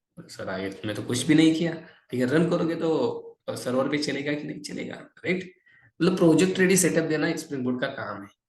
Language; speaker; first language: Hindi; non-native, local second language; Marathi